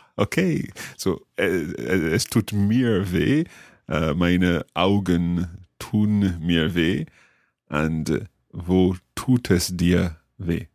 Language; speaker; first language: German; non-native, learner; English